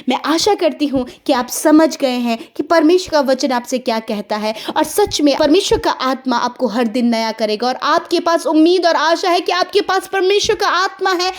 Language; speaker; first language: Hindi; native; Hindi